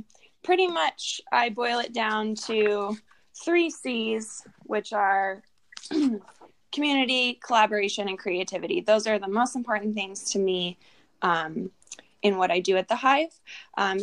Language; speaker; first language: English; native; English